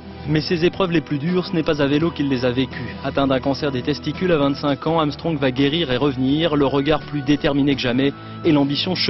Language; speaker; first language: French; native; French